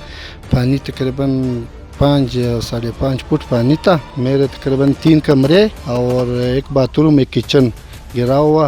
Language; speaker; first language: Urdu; non-native, local second language; Pashto